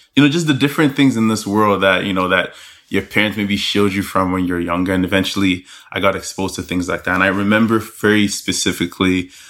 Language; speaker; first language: English; non-native, local second language; Yoruba